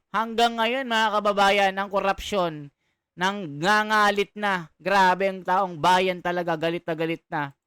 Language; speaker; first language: Filipino; non-native, local second language; Iloko